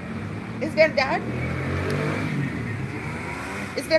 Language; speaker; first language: Spanish; non-native, learner; English